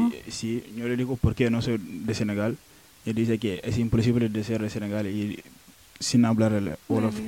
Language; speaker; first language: Spanish; non-native, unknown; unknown